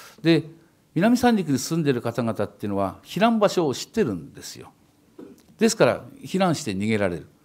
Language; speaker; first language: Japanese; native; Japanese